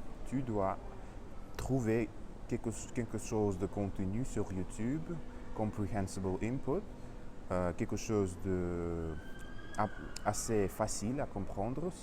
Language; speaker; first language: French; non-native, learner; Russian